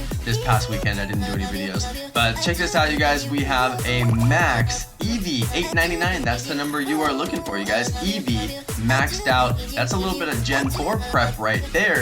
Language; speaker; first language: English; native; English